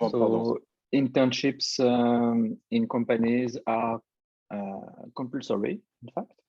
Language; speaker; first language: English; non-native, fluent; French